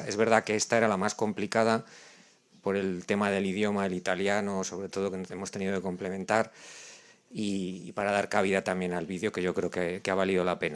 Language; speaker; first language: Spanish; native; Spanish